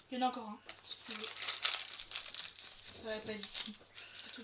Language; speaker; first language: French; native; French